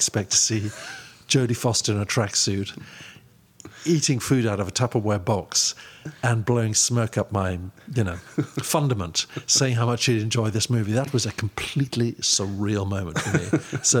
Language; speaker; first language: English; native; English